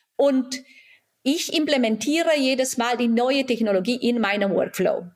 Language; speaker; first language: German; non-native, fluent; Romanian